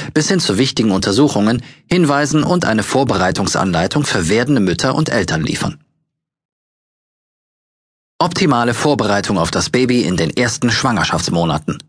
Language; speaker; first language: German; native; German